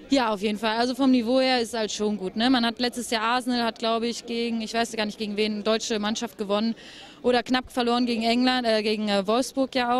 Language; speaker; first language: German; native; German